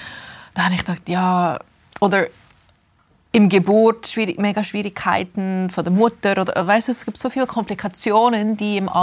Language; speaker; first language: German; early bilingual, heritage; English